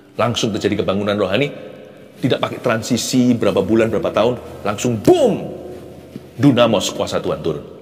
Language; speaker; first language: Indonesian; native; Indonesian